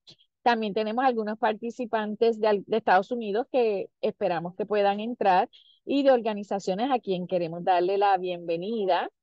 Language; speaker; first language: Spanish; native; Spanish